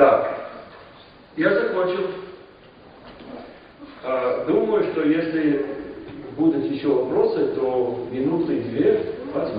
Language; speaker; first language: Russian; non-native, fluent; English